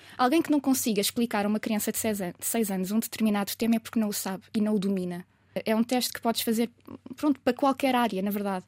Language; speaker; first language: Portuguese; native; Portuguese